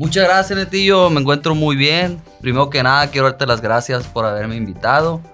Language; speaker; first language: Spanish; native; Spanish